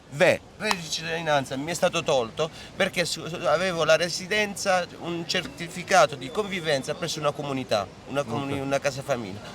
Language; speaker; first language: Italian; native; Italian